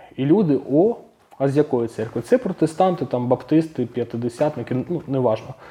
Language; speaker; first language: Ukrainian; non-native, local second language; Russian